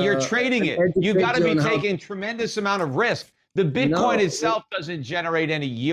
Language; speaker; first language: English; native; English